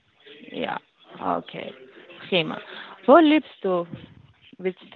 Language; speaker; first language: German; non-native, learner; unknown